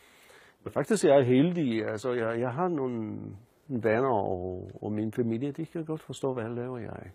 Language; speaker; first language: Danish; non-native, learner; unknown